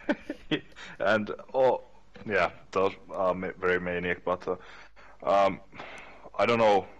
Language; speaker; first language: English; non-native, learner; Finnish